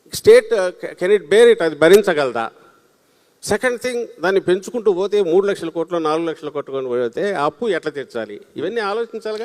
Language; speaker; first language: Telugu; native; Telugu